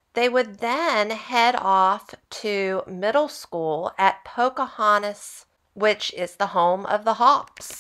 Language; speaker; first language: English; native; English